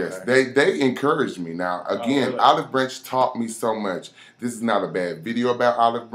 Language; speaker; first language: English; native; English